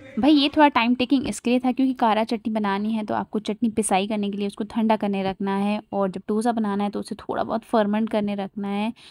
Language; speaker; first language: Hindi; native; Hindi